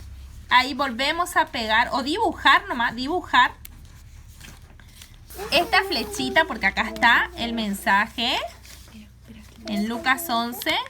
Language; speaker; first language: Spanish; native; Spanish